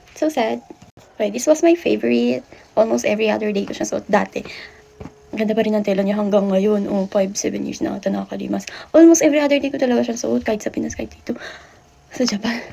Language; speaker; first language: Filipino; native; Filipino